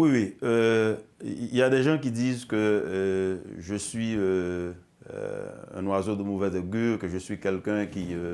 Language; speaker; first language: French; non-native, local second language; Haitian Creole